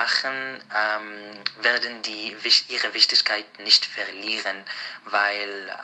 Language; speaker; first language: German; non-native, fluent; Arabic